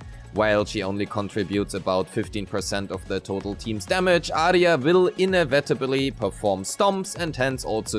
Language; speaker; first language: English; non-native, fluent; German